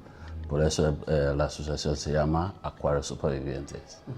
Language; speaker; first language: Spanish; non-native, learner; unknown